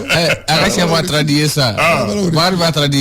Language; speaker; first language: French; non-native, local second language; Bambara